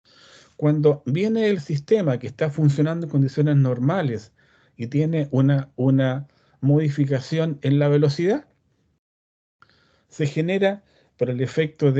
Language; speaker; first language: Spanish; native; Spanish